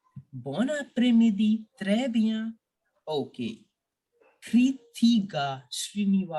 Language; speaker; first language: French; non-native, fluent; Hindi